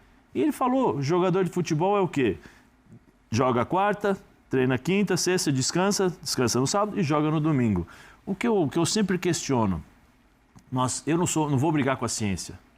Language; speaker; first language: Portuguese; native; Portuguese